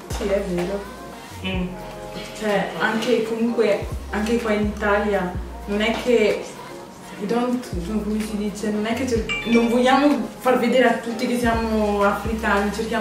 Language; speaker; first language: Italian; early bilingual, other home language; English